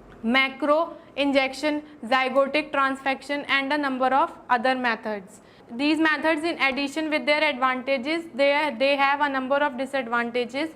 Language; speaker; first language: English; non-native, local second language; Hindi